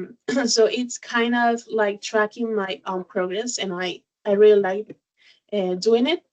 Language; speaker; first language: English; non-native, learner; Spanish